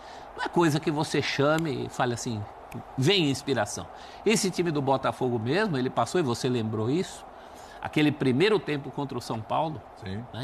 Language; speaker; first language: Portuguese; native; Portuguese